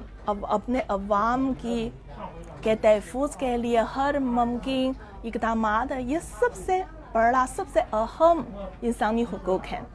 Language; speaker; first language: Hindi; non-native, fluent; Chinese